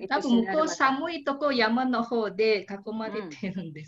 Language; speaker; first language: Japanese; non-native, fluent; Indonesian